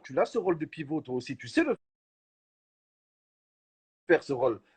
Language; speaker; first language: French; native; French